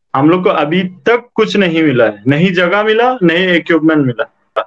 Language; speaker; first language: Hindi; native; Hindi